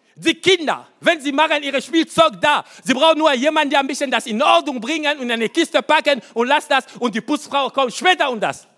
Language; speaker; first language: German; non-native, learner; Lingala